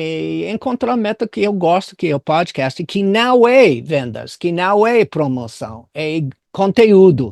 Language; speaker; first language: Portuguese; non-native, fluent; English